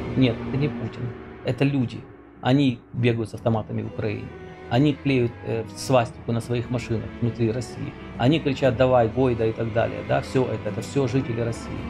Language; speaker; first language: Russian; native; Russian